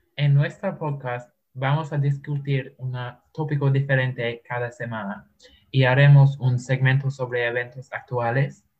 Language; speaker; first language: Spanish; non-native, learner; English